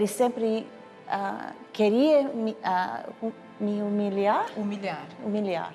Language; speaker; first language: Portuguese; non-native, learner; English